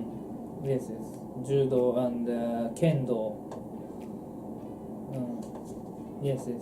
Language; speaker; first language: English; non-native, learner; Japanese